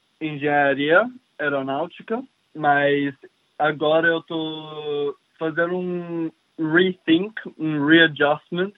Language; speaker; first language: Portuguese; early bilingual, heritage; English